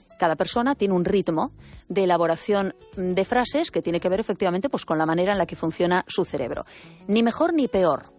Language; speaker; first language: Spanish; native; Spanish